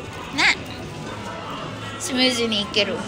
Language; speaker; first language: Japanese; early bilingual, other home language; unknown